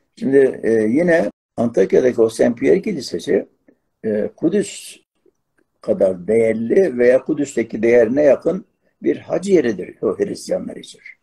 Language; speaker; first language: Turkish; non-native, local second language; Arabic